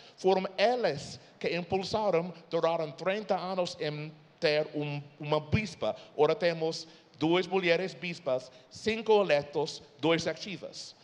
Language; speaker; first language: Portuguese; non-native, fluent; English